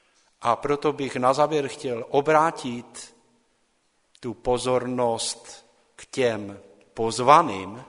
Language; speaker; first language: Czech; non-native, local second language; Polish